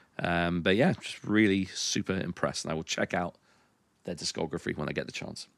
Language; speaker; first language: English; native; English